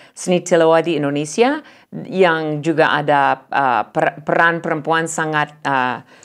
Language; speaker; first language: Indonesian; non-native, fluent; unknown